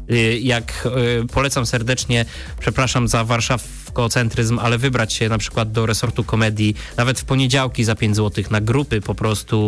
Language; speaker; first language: Polish; native; Polish